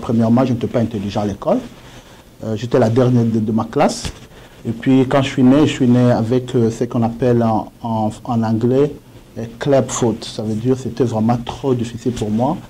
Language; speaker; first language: French; non-native, local second language; Swahili